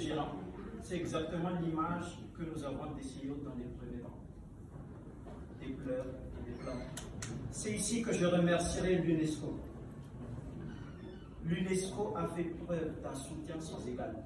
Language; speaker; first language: French; non-native, local second language; Malagasy